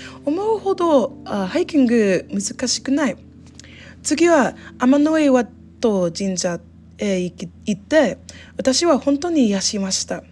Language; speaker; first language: Japanese; non-native, learner; English